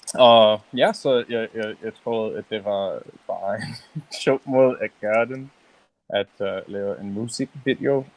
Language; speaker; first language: Danish; non-native, learner; English